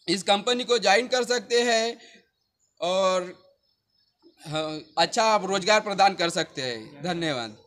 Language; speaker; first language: Hindi; native; Hindi